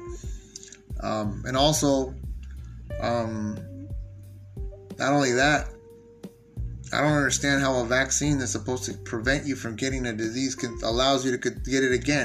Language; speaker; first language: English; native; English